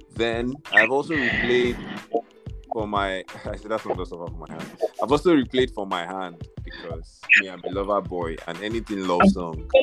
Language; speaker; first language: English; non-native, local second language; Yoruba